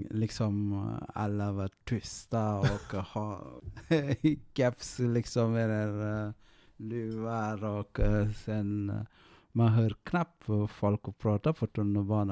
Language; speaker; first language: Swedish; non-native, fluent; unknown